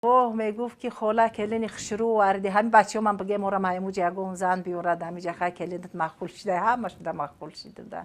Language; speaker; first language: Tajik; non-native, fluent; Romanian